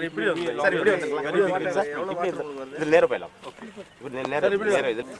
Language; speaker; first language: Tamil; native; Tamil